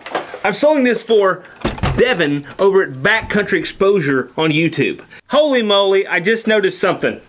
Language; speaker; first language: English; native; English